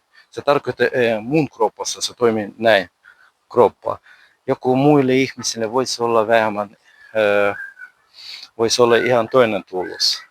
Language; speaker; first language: Finnish; non-native, learner; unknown